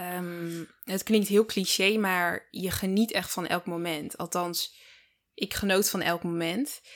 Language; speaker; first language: Dutch; early bilingual, other home language; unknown